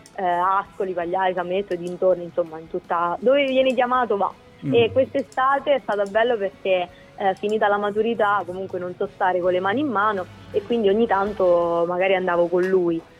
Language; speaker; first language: Italian; native; Italian